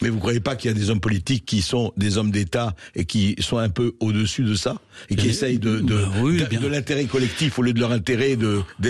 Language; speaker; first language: French; native; French